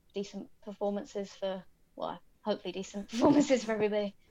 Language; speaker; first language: English; native; English